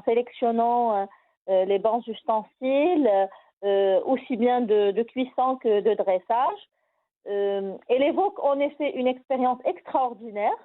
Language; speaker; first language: French; non-native, local second language; Arabic